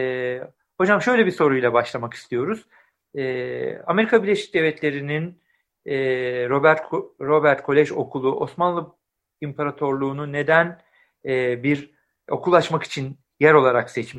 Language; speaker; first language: Turkish; native; Turkish